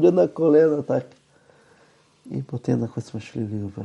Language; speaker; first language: Slovenian; non-native, fluent; Portuguese